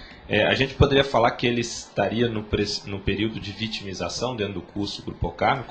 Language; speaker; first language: Portuguese; native; Portuguese